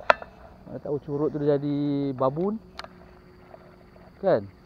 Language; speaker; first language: Malay; native; Malay